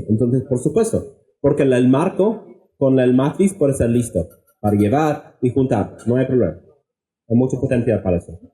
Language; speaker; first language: Spanish; non-native, fluent; English